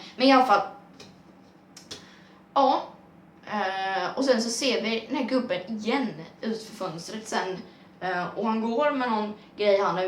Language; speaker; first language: Swedish; native; Swedish